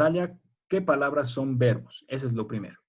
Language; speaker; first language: Spanish; native; Spanish